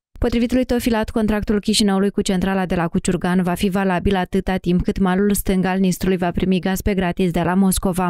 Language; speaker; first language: Romanian; native; Romanian